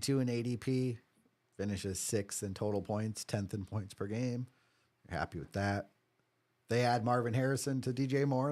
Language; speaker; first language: English; native; English